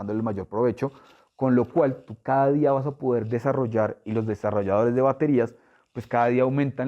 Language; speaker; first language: Spanish; native; Spanish